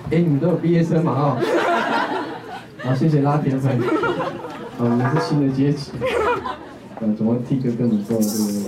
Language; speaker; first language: Chinese; non-native, local second language; Amis